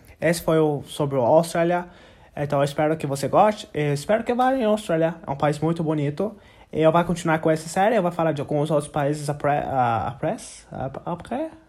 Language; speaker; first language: Portuguese; non-native, learner; English